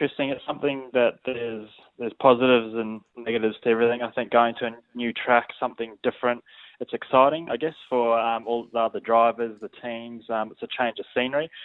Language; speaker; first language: English; native; English